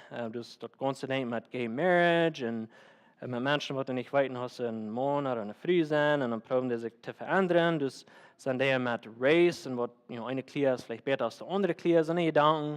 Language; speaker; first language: German; non-native, learner; Plautdietsch